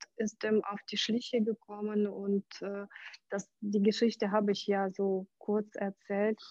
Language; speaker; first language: German; non-native, fluent; Ukrainian